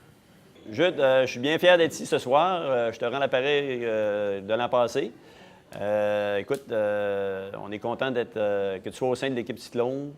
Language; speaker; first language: French; native; French